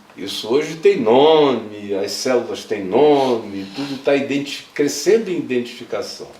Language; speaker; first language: Portuguese; native; Portuguese